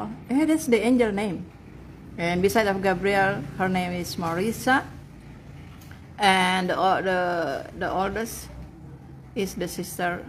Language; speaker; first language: English; non-native, learner; Indonesian